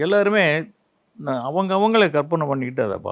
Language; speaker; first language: Tamil; native; Tamil